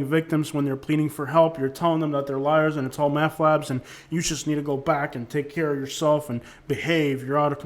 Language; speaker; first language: English; native; English